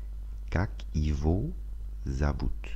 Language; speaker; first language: Russian; non-native, fluent; French